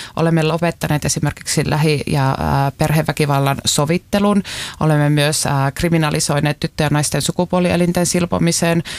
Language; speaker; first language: Finnish; native; Finnish